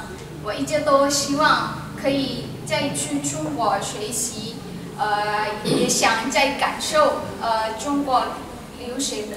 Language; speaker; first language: Chinese; non-native, fluent; Indonesian